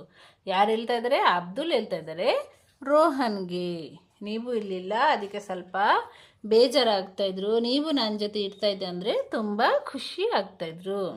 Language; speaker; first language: Kannada; non-native, local second language; Urdu